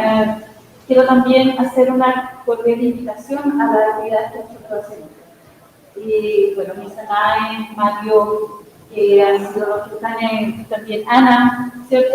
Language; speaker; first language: Spanish; native; Spanish